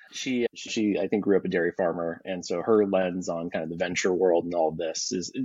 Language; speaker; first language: English; native; English